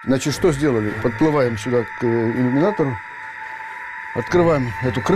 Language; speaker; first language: Russian; native; Russian